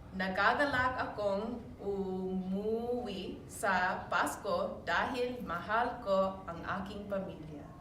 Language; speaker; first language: Filipino; early bilingual, heritage; English